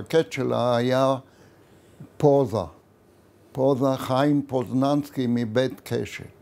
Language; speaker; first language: Hebrew; non-native, fluent; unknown